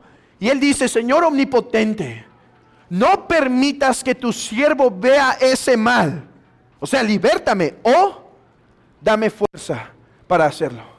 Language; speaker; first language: Spanish; native; Spanish